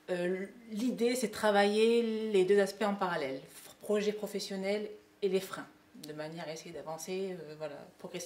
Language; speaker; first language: French; native; French